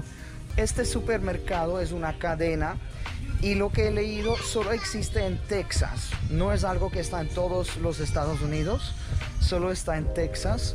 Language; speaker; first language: Spanish; non-native, fluent; Russian